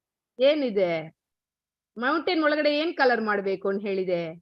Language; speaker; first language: Kannada; non-native, learner; Tamil